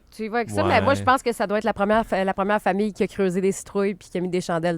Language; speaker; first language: French; native; French